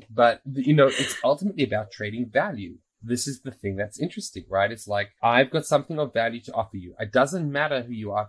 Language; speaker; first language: English; native; English